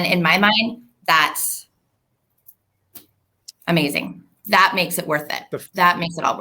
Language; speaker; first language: English; native; English